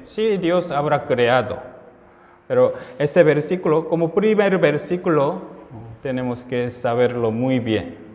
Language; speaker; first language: Spanish; non-native, fluent; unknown